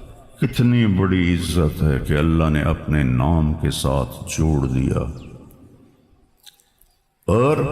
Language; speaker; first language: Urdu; non-native, local second language; Punjabi